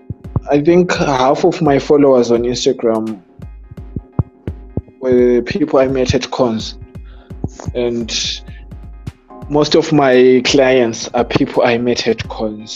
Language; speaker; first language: English; non-native, local second language; North Ndebele